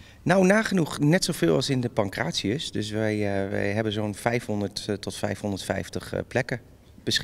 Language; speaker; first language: Dutch; native; Dutch